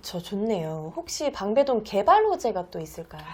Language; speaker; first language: Korean; native; Korean